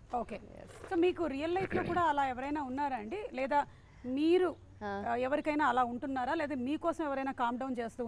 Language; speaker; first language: Telugu; native; Telugu